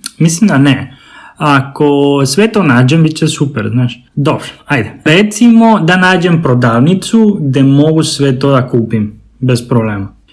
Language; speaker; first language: Serbian; non-native, learner; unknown